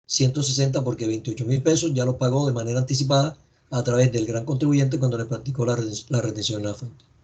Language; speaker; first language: Spanish; native; Spanish